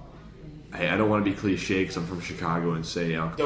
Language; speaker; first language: English; native; English